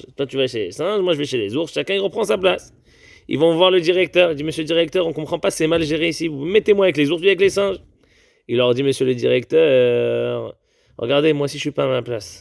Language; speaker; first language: French; native; French